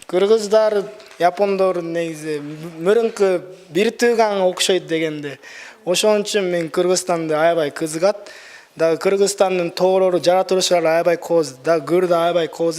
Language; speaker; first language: Kyrgyz; non-native, learner; Japanese